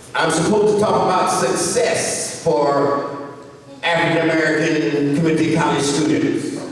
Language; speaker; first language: English; native; English